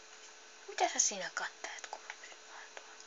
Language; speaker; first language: Finnish; native; Finnish